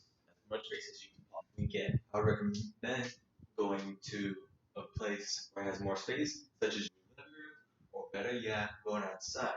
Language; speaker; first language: English; native; English